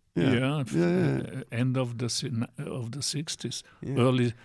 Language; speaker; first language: English; non-native, fluent; Italian